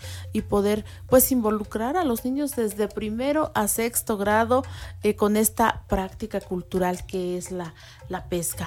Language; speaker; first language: Spanish; native; Spanish